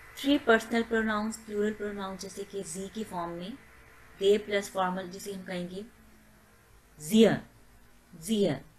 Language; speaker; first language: Urdu; native; Urdu